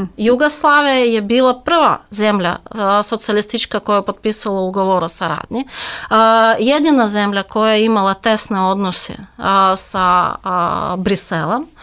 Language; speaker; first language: Serbian; non-native, fluent; Russian